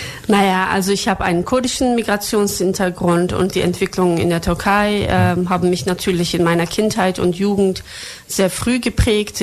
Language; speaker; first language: German; early bilingual, other home language; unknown